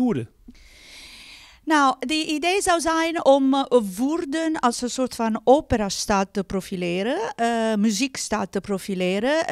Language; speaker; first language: Dutch; non-native, fluent; Italian